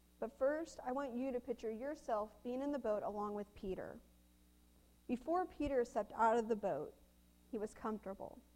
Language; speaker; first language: English; native; English